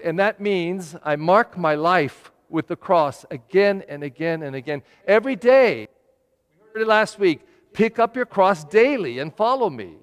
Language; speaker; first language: English; native; English